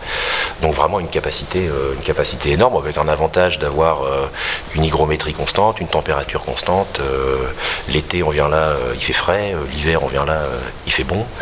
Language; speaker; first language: French; native; French